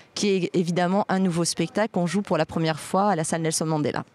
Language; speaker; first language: French; native; French